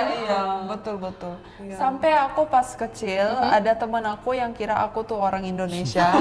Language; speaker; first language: Indonesian; early bilingual, other home language; Korean